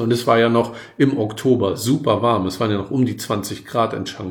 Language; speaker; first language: German; native; German